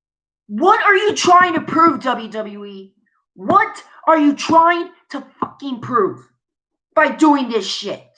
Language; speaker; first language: English; native; English